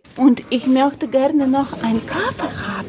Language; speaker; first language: German; non-native, learner; Ukrainian